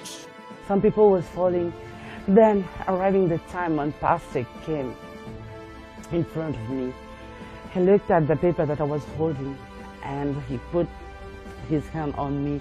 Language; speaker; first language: English; non-native, local second language; Morisyen